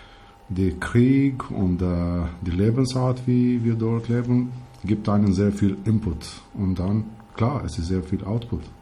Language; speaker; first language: German; non-native, learner; Albanian